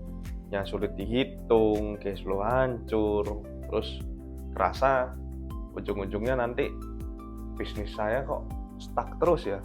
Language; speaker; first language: Indonesian; native; Indonesian